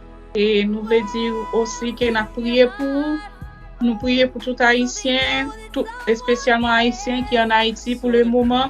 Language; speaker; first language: Haitian Creole; early bilingual, heritage; Haitian Creole